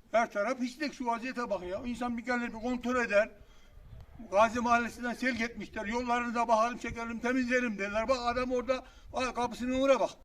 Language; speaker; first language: Turkish; native; Turkish